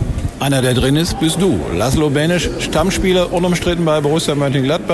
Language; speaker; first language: German; native; German